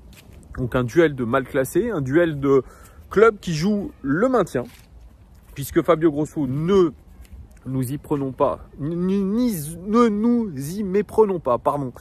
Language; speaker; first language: French; native; French